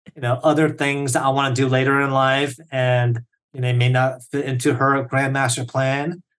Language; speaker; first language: English; early bilingual, other home language; Korean